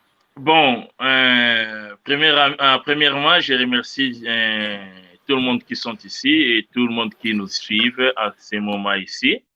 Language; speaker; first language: French; non-native, local second language; Luba-Lulua